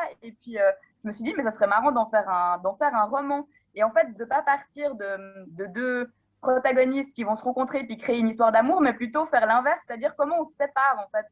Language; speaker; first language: French; native; French